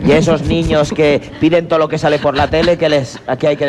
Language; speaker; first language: Spanish; non-native, local second language; Catalan